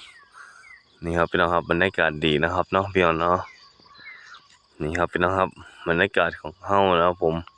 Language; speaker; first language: Thai; non-native, local second language; Northeastern Thai